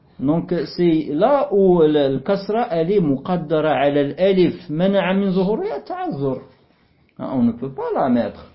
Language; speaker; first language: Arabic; non-native, fluent; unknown